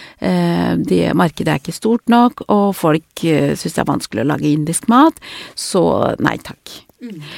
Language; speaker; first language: Norwegian; early bilingual, other home language; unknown